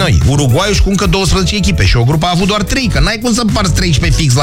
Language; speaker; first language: Romanian; native; Romanian